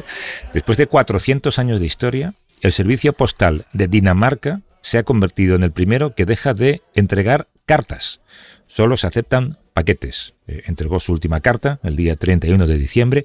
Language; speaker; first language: Spanish; native; Spanish